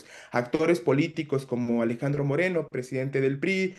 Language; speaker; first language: Spanish; native; Spanish